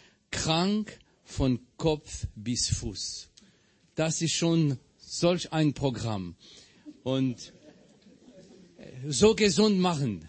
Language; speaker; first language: German; non-native, fluent; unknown